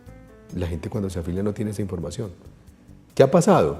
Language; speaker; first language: Spanish; native; Spanish